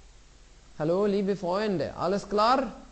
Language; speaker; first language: German; non-native, fluent; Arabic